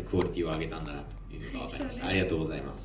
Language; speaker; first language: Japanese; native; Japanese